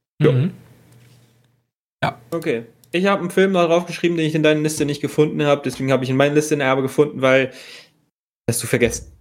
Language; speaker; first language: German; native; German